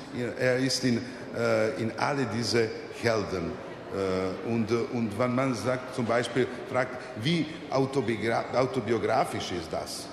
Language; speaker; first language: German; non-native, fluent; Serbian